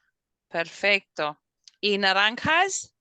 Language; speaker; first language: Spanish; non-native, fluent; English